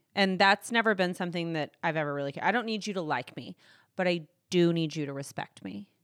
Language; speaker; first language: English; native; English